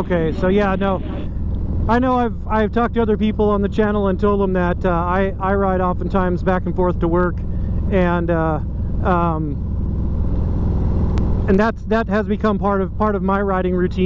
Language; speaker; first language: English; native; English